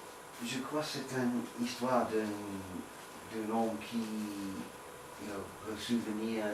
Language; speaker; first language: French; non-native, learner; English